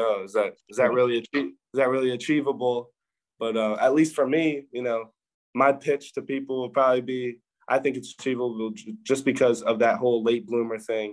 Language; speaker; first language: English; native; English